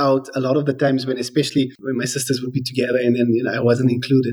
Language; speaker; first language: English; native; English